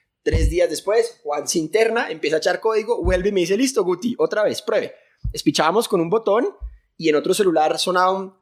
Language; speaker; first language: Spanish; native; Spanish